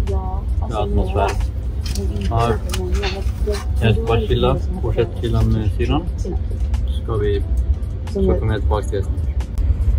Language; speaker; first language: Swedish; early bilingual, other home language; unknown